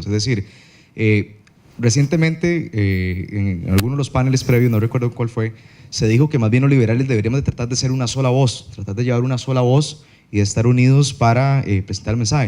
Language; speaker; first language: Spanish; native; Spanish